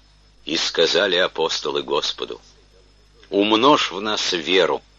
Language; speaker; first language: Russian; native; Russian